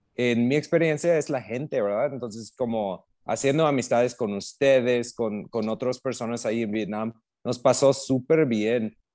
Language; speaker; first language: Spanish; non-native, fluent; English